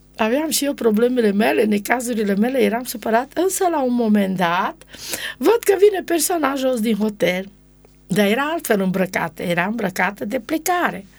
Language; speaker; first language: Romanian; non-native, local second language; Romany